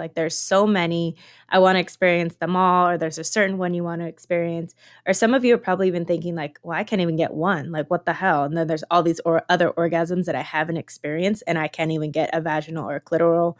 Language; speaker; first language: English; early bilingual, other home language; Spanish